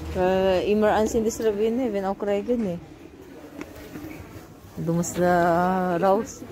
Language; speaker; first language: German; non-native, learner; Filipino